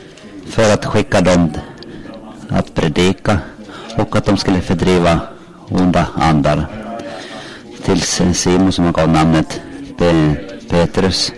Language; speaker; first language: Swedish; non-native, local second language; Finnish